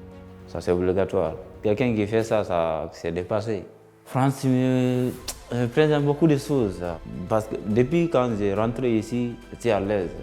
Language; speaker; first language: French; non-native, learner; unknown